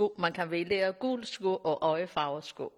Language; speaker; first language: Danish; non-native, learner; Chinese